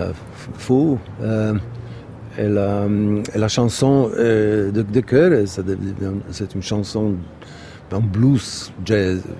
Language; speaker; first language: French; non-native, fluent; Polish